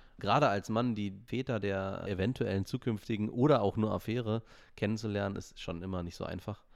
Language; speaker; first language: German; native; German